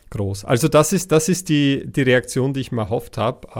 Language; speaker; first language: German; native; German